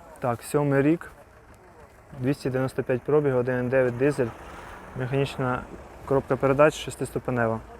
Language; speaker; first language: Ukrainian; native; Ukrainian